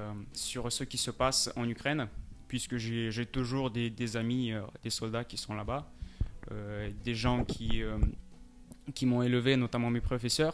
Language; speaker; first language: French; non-native, fluent; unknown